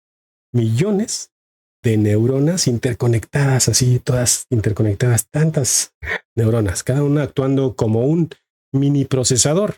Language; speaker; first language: Spanish; native; Spanish